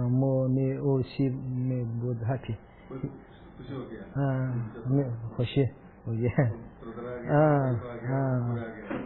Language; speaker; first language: Hindi; non-native, learner; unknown